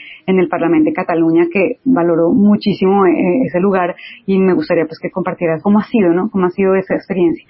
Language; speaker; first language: Spanish; native; Spanish